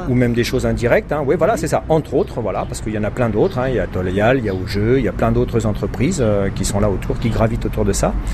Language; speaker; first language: French; native; French